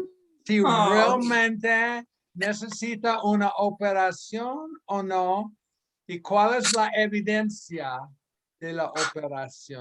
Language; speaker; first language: Spanish; non-native, fluent; English